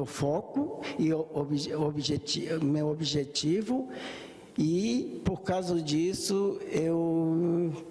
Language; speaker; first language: Portuguese; early bilingual, other home language; Japanese